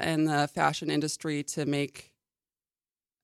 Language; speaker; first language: English; native; English